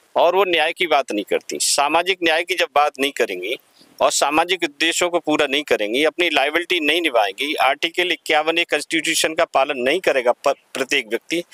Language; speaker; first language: Hindi; native; Hindi